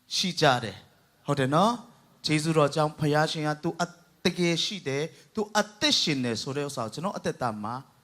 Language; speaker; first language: Burmese; non-native, local second language; Tedim Chin